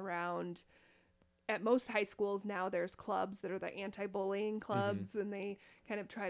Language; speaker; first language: English; native; English